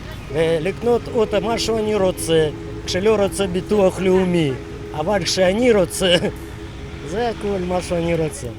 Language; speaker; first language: Hebrew; non-native, learner; Russian